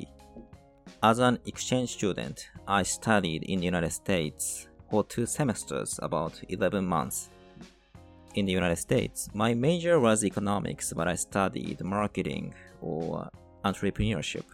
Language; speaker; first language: English; non-native, fluent; Japanese